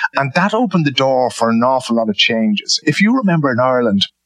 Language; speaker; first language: English; native; English